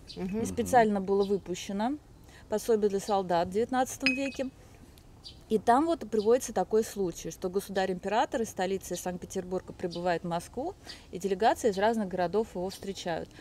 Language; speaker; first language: Russian; native; Russian